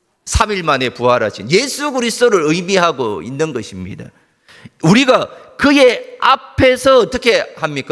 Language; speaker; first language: Korean; native; Korean